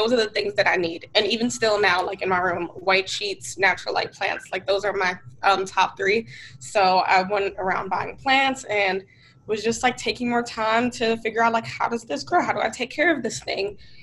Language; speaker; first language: English; native; English